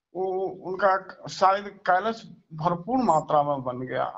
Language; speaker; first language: Hindi; native; Hindi